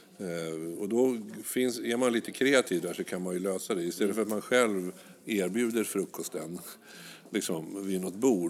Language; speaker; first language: Swedish; native; Swedish